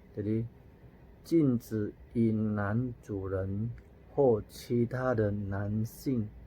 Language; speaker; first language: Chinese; non-native, fluent; Indonesian